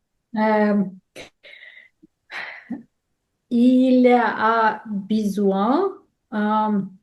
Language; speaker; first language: French; non-native, learner; Russian